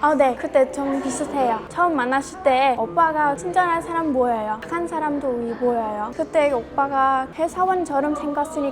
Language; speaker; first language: Korean; non-native, learner; Vietnamese